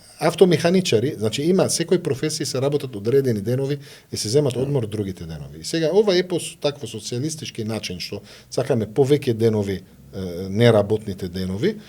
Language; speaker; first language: Macedonian; non-native, fluent; Arabic